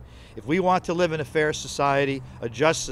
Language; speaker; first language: English; native; English